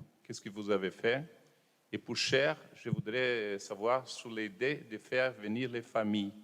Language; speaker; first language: French; non-native, fluent; Portuguese